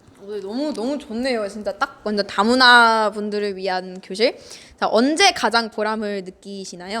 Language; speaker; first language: Korean; non-native, fluent; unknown